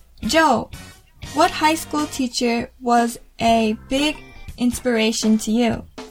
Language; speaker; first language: English; non-native, fluent; Japanese